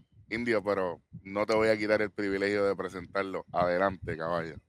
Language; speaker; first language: Spanish; native; Spanish